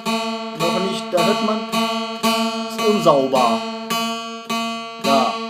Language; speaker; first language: German; non-native, fluent; Kurdish